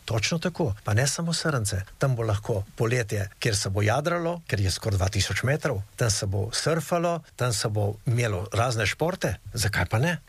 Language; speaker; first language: Slovenian; native; Slovenian